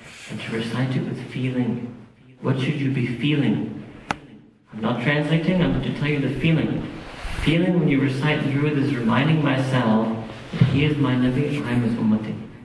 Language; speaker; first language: English; early bilingual, other home language; Urdu